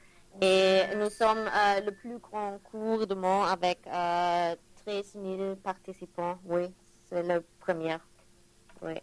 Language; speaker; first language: French; non-native, learner; German